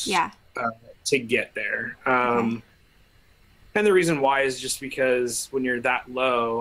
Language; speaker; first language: English; native; English